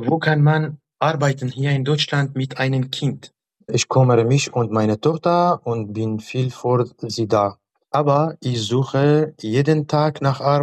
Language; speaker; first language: German; non-native, learner; Arabic